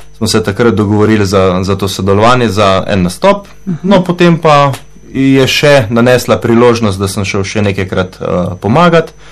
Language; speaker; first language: Slovenian; native; Slovenian